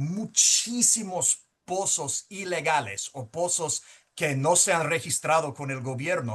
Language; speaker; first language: Spanish; early bilingual, heritage; Spanish